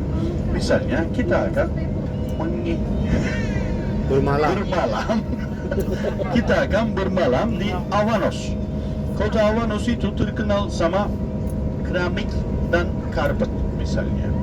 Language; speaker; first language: Indonesian; non-native, fluent; Turkish